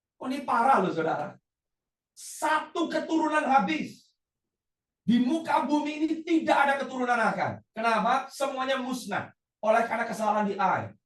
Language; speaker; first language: Indonesian; native; Indonesian